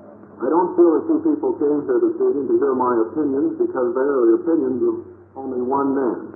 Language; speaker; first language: English; native; English